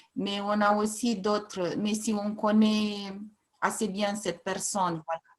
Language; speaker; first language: French; non-native, fluent; Romanian